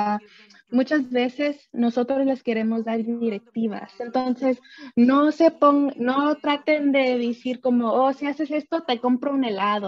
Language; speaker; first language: Spanish; early bilingual, other home language; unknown